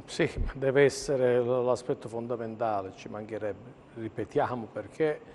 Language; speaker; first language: Italian; native; Italian